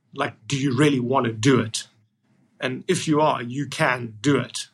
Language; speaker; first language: English; native; English